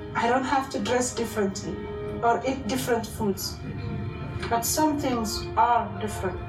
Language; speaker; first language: English; non-native, fluent; Somali